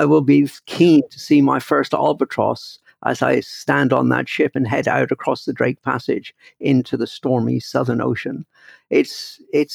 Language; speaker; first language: English; native; English